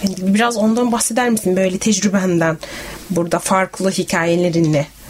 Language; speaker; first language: Turkish; native; Turkish